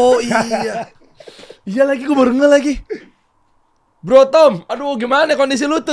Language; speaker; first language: Indonesian; native; Indonesian